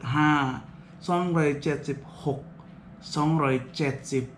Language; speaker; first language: Thai; non-native, learner; Indonesian